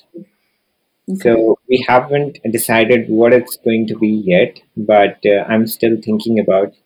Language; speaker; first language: English; non-native, local second language; Hindi